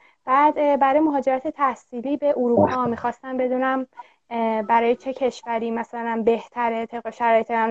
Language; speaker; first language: Persian; native; Persian